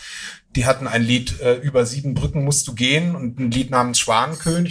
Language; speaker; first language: German; native; German